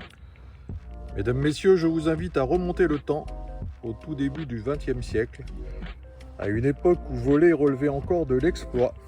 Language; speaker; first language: French; native; French